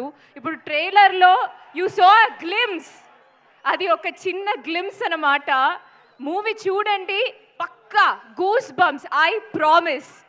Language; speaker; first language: Telugu; non-native, local second language; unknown